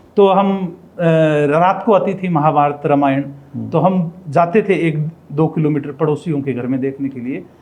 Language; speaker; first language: Hindi; non-native, local second language; Rajasthani